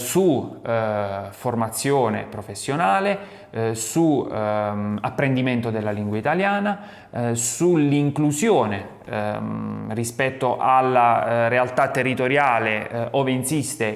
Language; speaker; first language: Italian; native; Italian